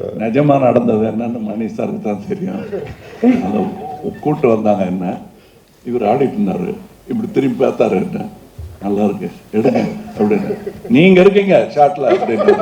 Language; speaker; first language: Tamil; native; Tamil